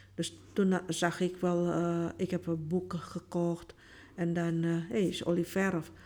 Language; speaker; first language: Dutch; non-native, fluent; Indonesian